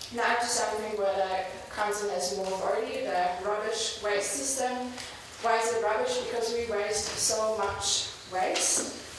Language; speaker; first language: English; non-native, fluent; German